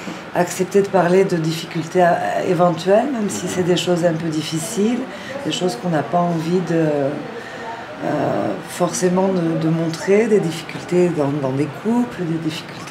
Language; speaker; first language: French; native; French